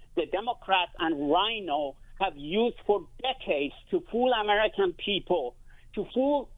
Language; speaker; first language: English; non-native, fluent; Persian